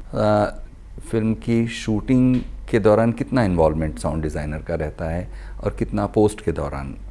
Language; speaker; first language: Hindi; native; Hindi